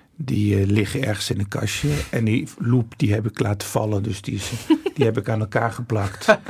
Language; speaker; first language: Dutch; early bilingual, other home language; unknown